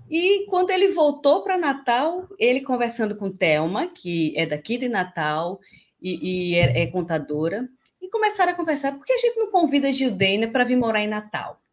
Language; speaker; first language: Portuguese; native; Portuguese